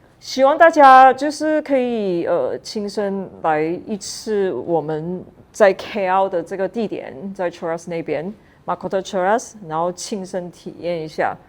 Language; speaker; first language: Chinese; native; Chinese